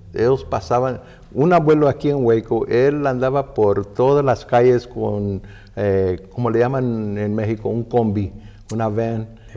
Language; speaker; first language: Spanish; early bilingual, heritage; English